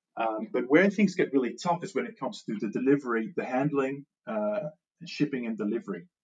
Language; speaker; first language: English; non-native, fluent; Dutch